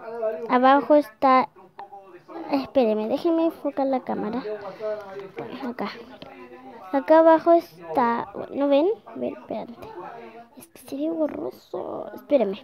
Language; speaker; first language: Spanish; native; Spanish